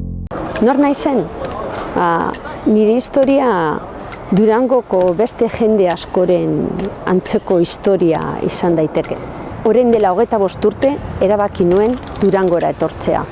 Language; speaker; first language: Basque; non-native, local second language; Spanish